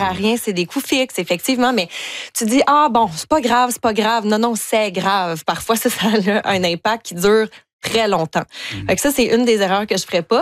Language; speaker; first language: French; native; French